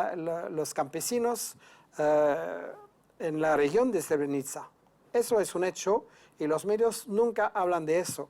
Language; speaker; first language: Spanish; non-native, fluent; French